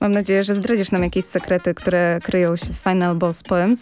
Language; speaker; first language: Polish; native; Polish